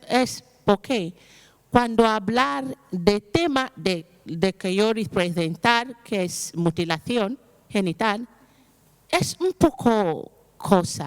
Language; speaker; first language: Spanish; non-native, learner; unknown